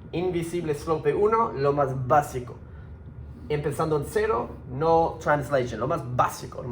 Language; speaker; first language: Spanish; early bilingual, heritage; Spanish